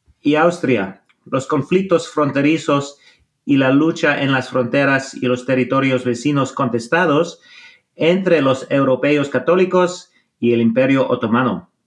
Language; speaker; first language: Spanish; non-native, fluent; English